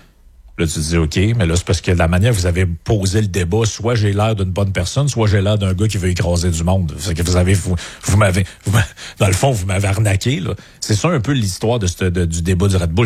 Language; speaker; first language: French; native; French